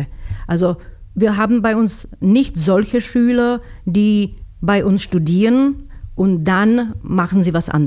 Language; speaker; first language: German; non-native, fluent; Slovak